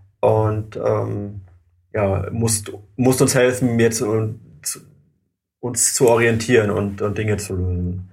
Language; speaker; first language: German; native; German